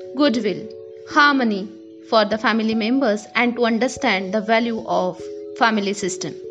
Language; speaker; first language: English; non-native, local second language; Marathi